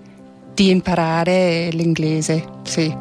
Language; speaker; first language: Italian; non-native, fluent; English